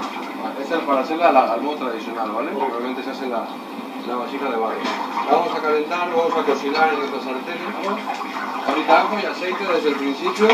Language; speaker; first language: Spanish; native; Spanish